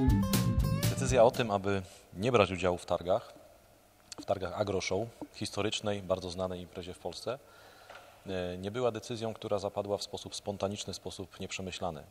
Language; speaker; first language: Polish; native; Polish